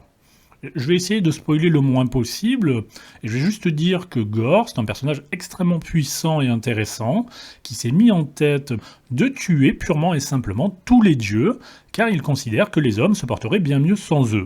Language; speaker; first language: French; native; French